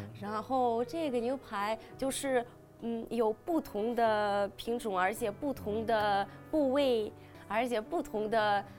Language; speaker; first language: Chinese; non-native, fluent; Russian